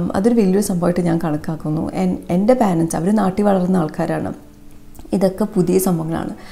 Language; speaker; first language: Malayalam; early bilingual, heritage; Malayalam